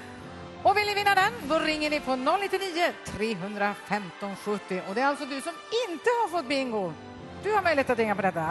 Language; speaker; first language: Swedish; native; Swedish